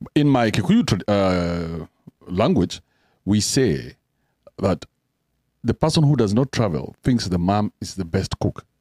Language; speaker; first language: English; non-native, local second language; Kikuyu